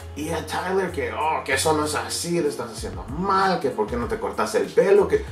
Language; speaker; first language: Spanish; non-native, learner; English